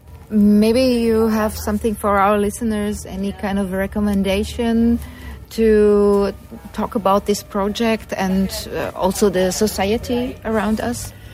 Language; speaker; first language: English; non-native, fluent; German